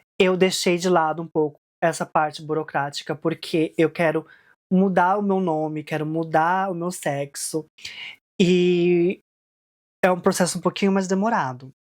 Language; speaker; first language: Portuguese; early bilingual, heritage; Portuguese